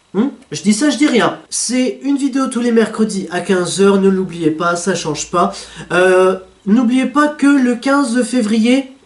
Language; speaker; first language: French; native; French